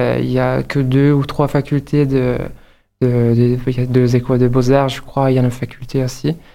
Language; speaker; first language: French; non-native, fluent; Hungarian